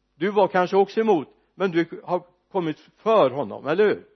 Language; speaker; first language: Swedish; native; Swedish